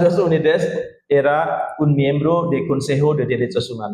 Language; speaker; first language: Spanish; non-native, learner; Indonesian